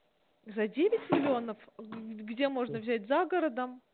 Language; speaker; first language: Russian; native; Russian